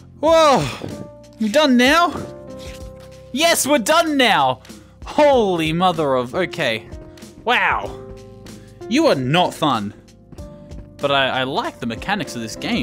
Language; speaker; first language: English; native; English